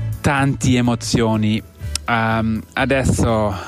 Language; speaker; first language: Italian; non-native, learner; German